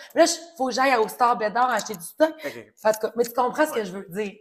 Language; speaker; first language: French; native; French